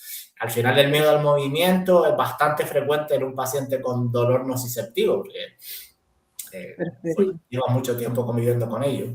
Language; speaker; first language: Spanish; native; Spanish